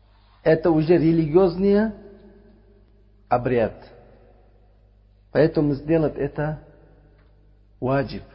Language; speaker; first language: Russian; non-native, fluent; Uzbek